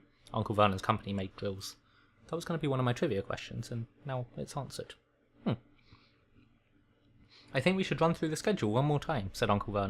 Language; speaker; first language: English; native; English